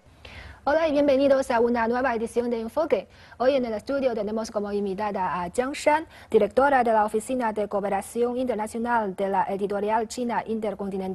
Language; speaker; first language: Spanish; non-native, fluent; Chinese